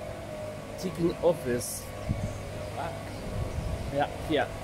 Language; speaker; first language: German; non-native, learner; Russian